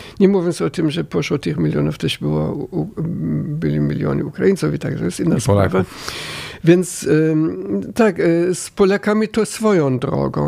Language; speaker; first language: Polish; non-native, fluent; German